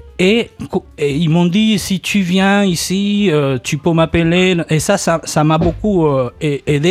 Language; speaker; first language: French; non-native, fluent; Spanish